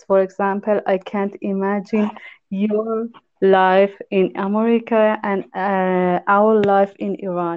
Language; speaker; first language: English; non-native, learner; Persian